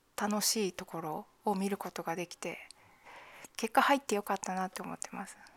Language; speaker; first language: Japanese; native; Japanese